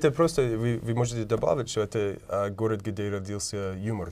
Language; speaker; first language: Russian; non-native, learner; English